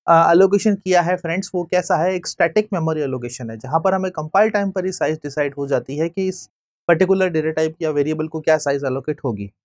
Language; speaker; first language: Hindi; native; Hindi